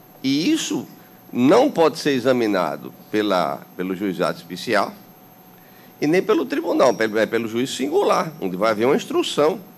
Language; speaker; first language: Portuguese; native; Portuguese